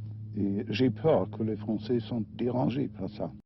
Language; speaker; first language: French; non-native, fluent; German